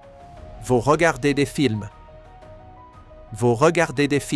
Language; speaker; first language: French; non-native, fluent; English